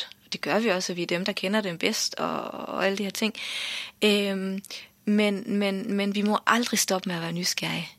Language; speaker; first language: Danish; native; Danish